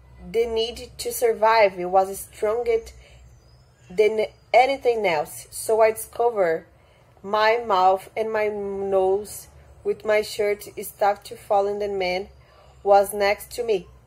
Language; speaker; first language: English; non-native, fluent; Portuguese